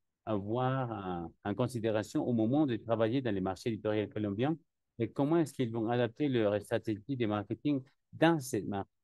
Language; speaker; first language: French; non-native, learner; Spanish